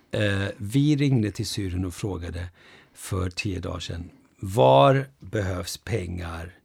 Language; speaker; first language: Swedish; early bilingual, other home language; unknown